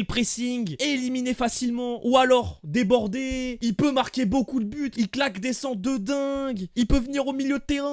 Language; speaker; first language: French; native; French